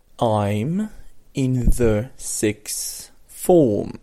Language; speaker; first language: English; non-native, fluent; French